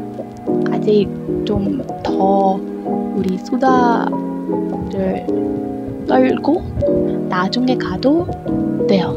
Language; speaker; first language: Korean; non-native, learner; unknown